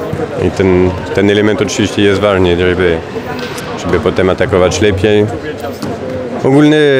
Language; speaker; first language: Polish; non-native, fluent; French